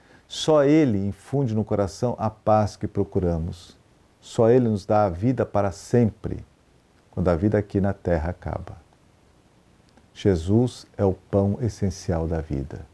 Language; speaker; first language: Portuguese; native; Portuguese